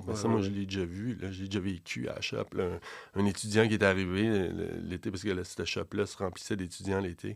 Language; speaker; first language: French; native; French